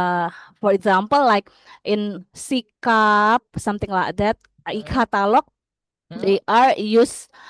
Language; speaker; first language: English; non-native, learner; Indonesian